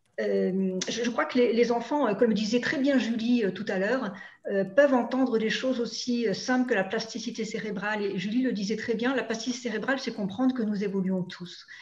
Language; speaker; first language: French; native; French